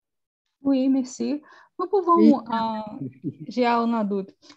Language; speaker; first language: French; non-native, learner; Portuguese